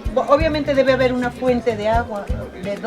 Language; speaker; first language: Spanish; native; Spanish